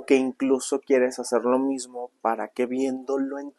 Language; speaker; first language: Spanish; native; Spanish